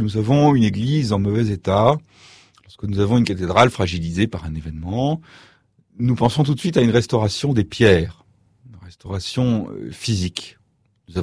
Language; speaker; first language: French; native; French